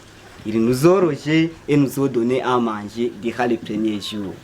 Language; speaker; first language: French; non-native, fluent; Rundi